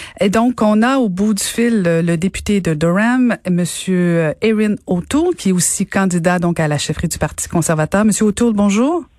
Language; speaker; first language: French; native; French